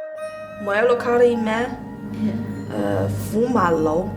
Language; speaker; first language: Slovenian; non-native, learner; Chinese